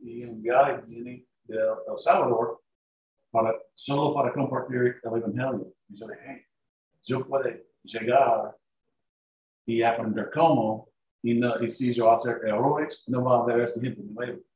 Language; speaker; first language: Spanish; non-native, learner; English